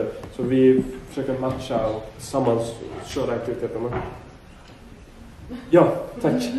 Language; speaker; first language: Swedish; non-native, fluent; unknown